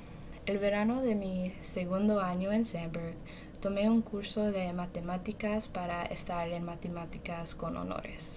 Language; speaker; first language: Spanish; early bilingual, heritage; Spanish